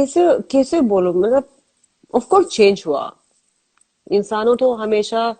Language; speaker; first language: Hindi; non-native, learner; Azerbaijani